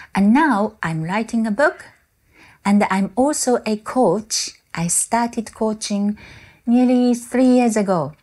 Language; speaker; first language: English; non-native, fluent; Japanese